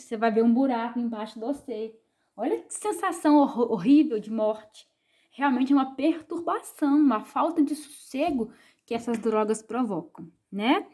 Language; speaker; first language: Portuguese; native; Portuguese